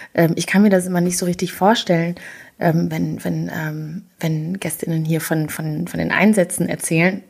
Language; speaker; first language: German; early bilingual, other home language; Kinyarwanda